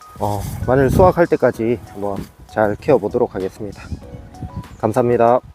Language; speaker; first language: Korean; native; Korean